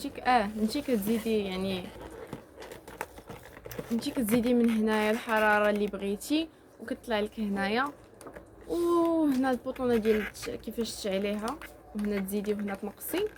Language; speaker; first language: Arabic; native; Arabic